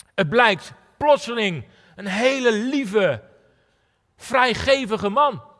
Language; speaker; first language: Dutch; native; Dutch